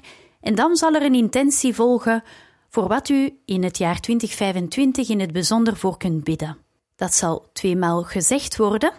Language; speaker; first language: Dutch; native; Dutch